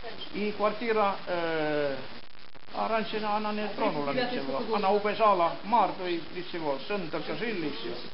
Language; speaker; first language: Russian; non-native, local second language; Estonian